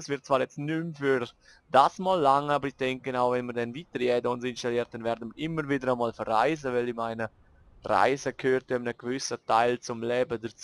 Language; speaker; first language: German; native; German